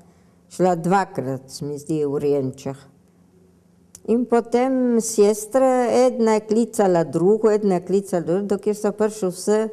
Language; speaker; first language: Slovenian; early bilingual, heritage; Slovenian